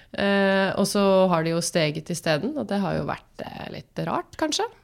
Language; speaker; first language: Norwegian; native; Norwegian